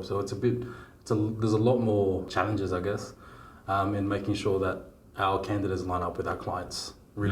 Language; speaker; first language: English; native; English